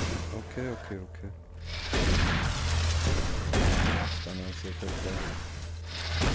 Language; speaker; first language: German; native; German